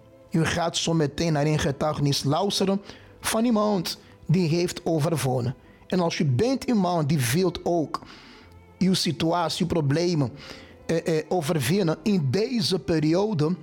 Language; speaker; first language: Dutch; non-native, fluent; Portuguese